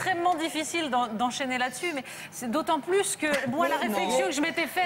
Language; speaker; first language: French; native; French